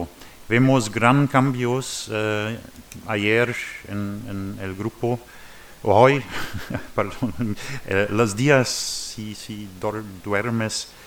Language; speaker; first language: Spanish; non-native, learner; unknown